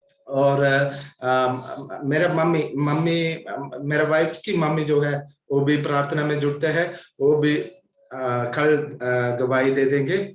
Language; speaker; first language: Hindi; non-native, local second language; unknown